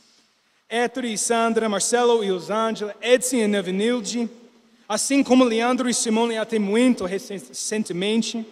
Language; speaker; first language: Portuguese; non-native, learner; English